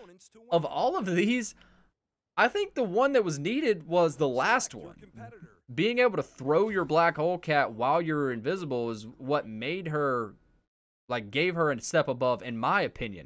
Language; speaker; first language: English; native; English